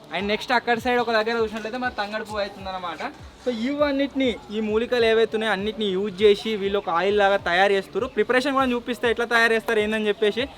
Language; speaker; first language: Telugu; native; Telugu